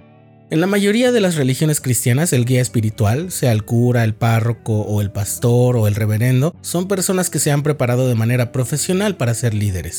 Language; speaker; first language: Spanish; native; Spanish